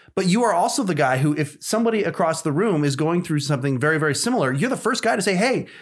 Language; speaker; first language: English; native; English